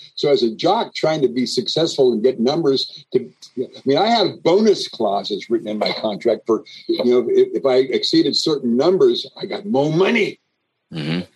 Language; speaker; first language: English; native; English